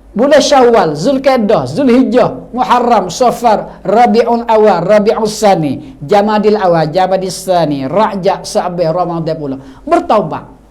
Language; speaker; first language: Malay; native; Malay